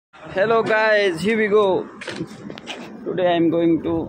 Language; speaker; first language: English; non-native, learner; Nepali